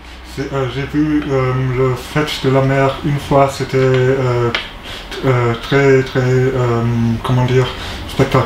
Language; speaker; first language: French; non-native, learner; German